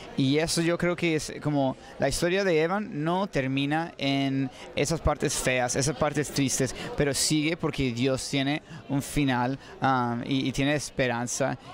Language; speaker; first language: Spanish; non-native, fluent; English